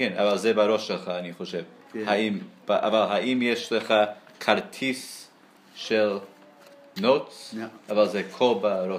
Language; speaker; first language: Hebrew; non-native, learner; English